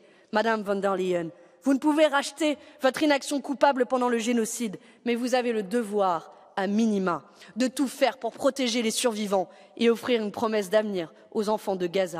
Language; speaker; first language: French; native; French